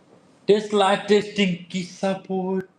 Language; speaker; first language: English; non-native, learner; Nepali